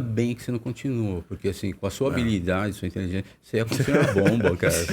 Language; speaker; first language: Portuguese; native; Portuguese